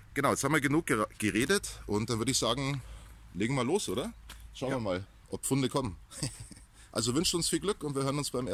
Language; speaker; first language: German; native; German